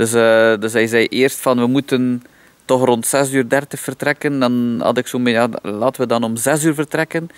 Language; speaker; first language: Dutch; native; Dutch